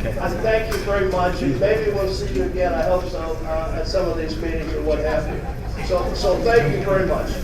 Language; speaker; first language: English; native; English